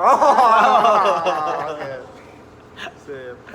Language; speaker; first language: Indonesian; native; Indonesian